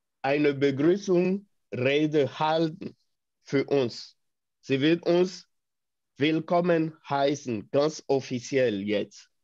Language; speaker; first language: German; non-native, fluent; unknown